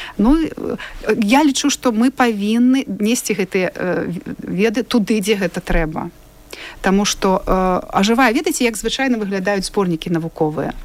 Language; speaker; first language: Belarusian; non-native, local second language; Russian